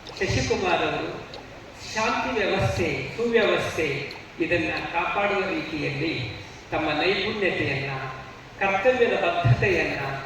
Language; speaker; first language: Kannada; native; Kannada